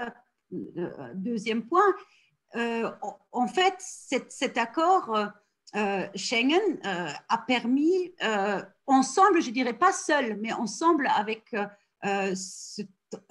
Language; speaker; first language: French; non-native, fluent; German